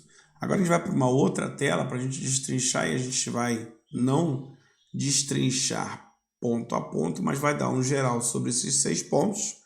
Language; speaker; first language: Portuguese; native; Portuguese